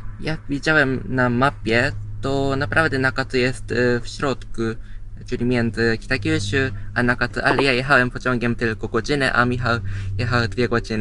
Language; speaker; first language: Polish; non-native, fluent; Japanese